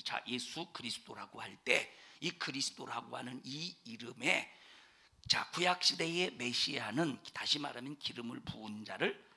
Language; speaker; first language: Korean; native; Korean